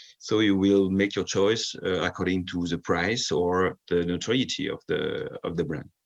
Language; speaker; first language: English; non-native, fluent; French